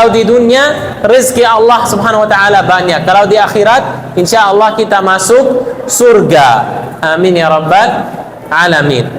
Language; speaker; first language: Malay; non-native, fluent; Arabic